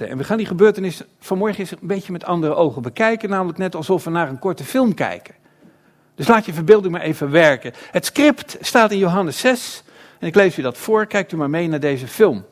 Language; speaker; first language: Dutch; native; Dutch